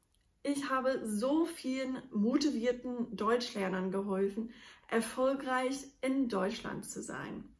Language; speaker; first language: German; non-native, fluent; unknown